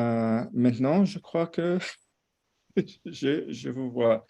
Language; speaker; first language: French; non-native, fluent; Portuguese